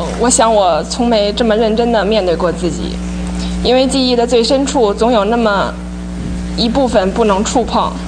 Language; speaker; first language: Chinese; native; Chinese